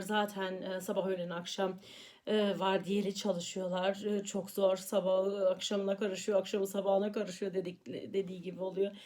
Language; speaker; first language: Turkish; early bilingual, heritage; Turkish